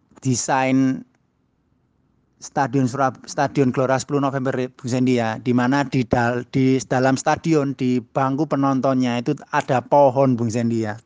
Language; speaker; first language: Indonesian; native; Indonesian